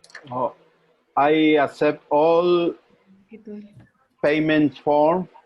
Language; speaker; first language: English; non-native, learner; Spanish